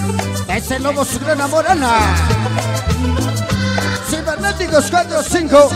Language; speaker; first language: Spanish; native; Spanish